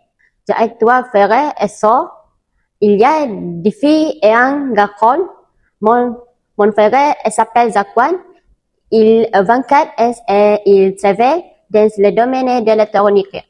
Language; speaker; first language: French; non-native, learner; Malay